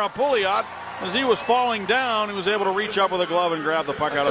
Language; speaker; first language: English; native; English